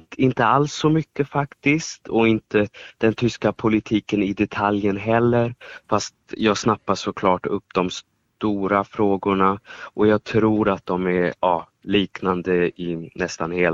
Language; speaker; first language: Swedish; non-native, fluent; German